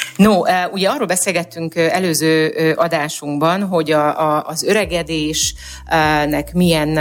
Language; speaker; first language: Hungarian; native; Hungarian